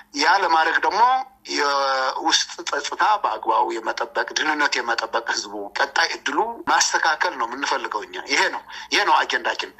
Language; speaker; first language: Amharic; non-native, local second language; Tigrinya